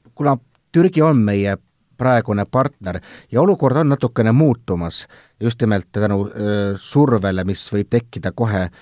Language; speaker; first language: Estonian; native; Estonian